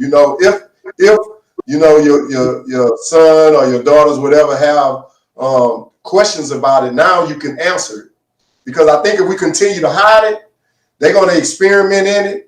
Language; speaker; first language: English; native; English